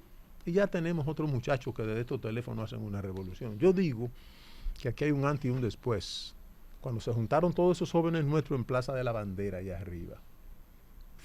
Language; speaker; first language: Spanish; native; Spanish